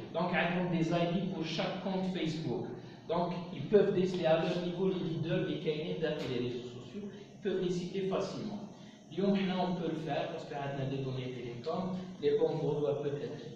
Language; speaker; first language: French; non-native, local second language; Arabic